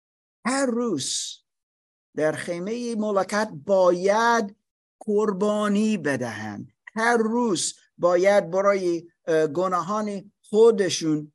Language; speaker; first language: Persian; non-native, learner; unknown